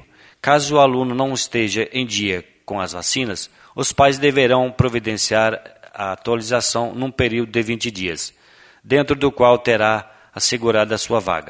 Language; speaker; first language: Portuguese; native; Portuguese